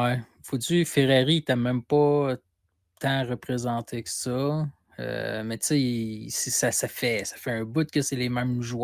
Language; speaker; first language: French; native; French